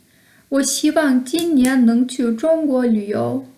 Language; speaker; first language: Chinese; non-native, fluent; Kyrgyz